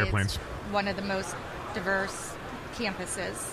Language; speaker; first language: English; native; English